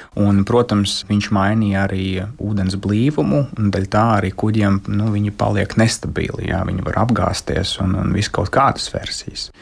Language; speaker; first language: Latvian; non-native, local second language; Russian